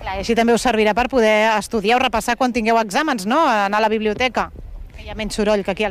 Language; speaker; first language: Catalan; native; Catalan